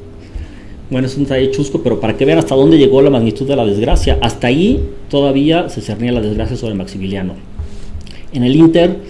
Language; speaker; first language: Spanish; native; Spanish